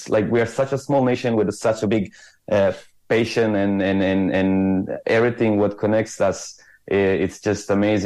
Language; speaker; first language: English; non-native, fluent; Croatian